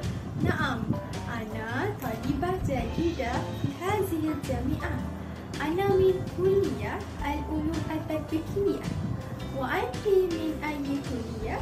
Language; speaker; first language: Arabic; non-native, learner; Malay